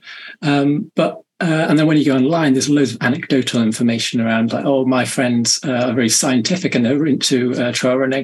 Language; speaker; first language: English; native; English